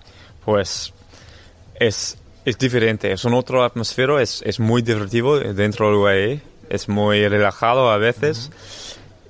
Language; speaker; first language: Spanish; non-native, learner; English